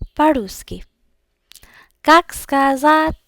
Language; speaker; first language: Russian; non-native, learner; English